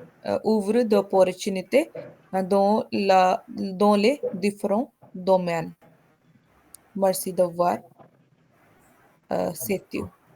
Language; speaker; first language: French; non-native, learner; Hindi